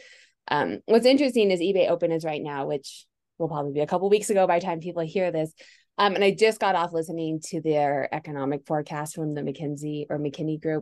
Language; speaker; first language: English; native; English